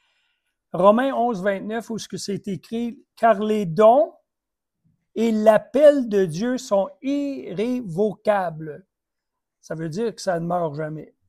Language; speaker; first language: French; native; French